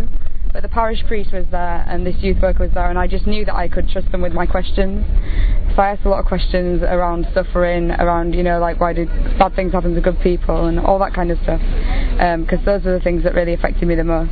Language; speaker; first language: English; native; English